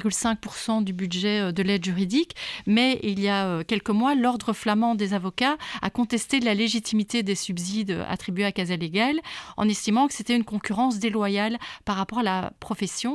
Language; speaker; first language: French; native; French